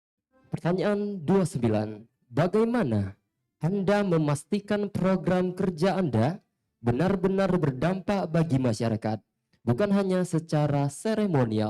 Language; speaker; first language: Indonesian; native; Indonesian